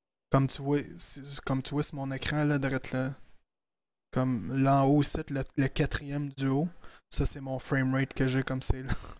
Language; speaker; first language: French; native; French